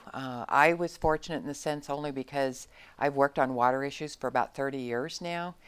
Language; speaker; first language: English; native; English